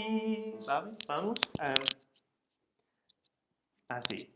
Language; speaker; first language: Spanish; non-native, fluent; English